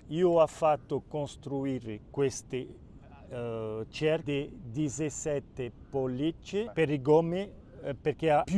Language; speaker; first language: Italian; non-native, local second language; Spanish